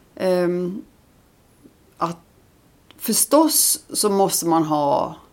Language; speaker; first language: Swedish; early bilingual, other home language; Icelandic